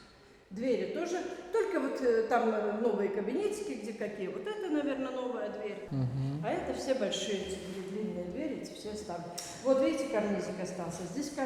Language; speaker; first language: Russian; native; Russian